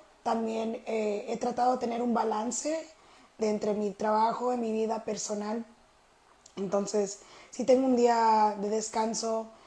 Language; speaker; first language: Spanish; early bilingual, heritage; Spanish